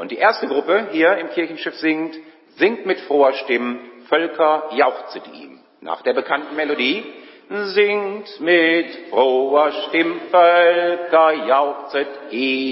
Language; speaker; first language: German; native; German